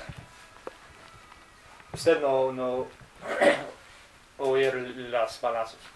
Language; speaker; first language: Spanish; non-native, learner; English